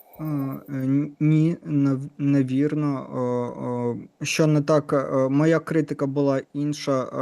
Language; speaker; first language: Ukrainian; non-native, learner; Russian